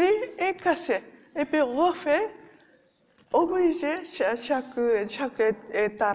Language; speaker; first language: French; non-native, learner; Japanese